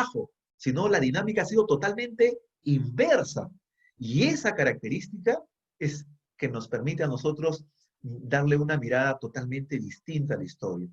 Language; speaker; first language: Spanish; native; Spanish